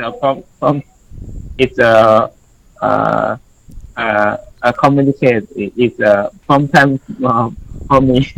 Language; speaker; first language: English; non-native, learner; Thai